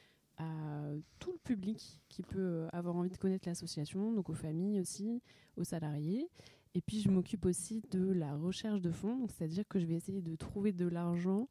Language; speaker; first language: French; native; French